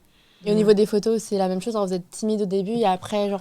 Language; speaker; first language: French; native; French